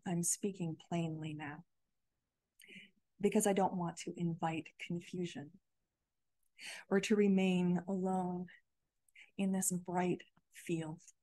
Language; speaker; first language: English; native; English